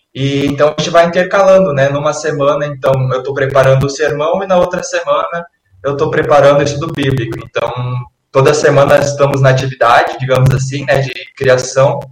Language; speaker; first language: Portuguese; native; Portuguese